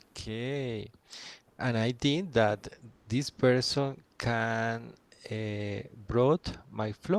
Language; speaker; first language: English; non-native, learner; Spanish